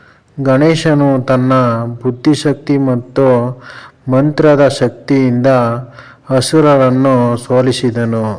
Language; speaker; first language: Kannada; native; Kannada